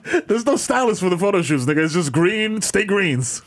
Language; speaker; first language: English; early bilingual, other home language; Spanish